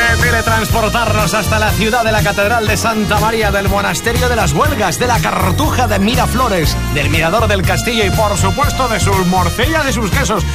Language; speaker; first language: Spanish; native; Spanish